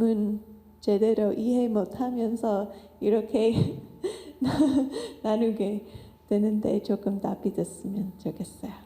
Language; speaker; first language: Korean; non-native, fluent; English